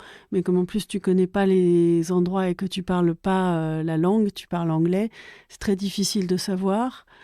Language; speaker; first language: French; native; French